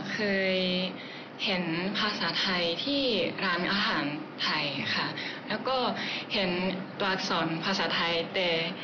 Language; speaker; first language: Thai; non-native, fluent; Japanese